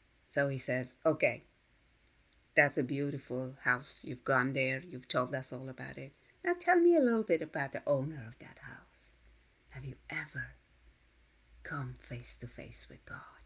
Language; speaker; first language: English; non-native, fluent; Persian